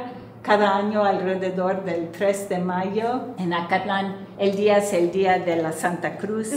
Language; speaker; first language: Spanish; non-native, fluent; English